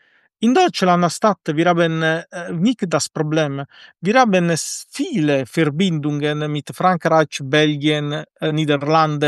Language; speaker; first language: German; non-native, fluent; Italian